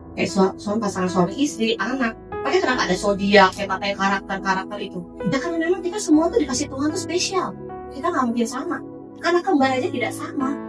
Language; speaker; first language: Indonesian; native; Indonesian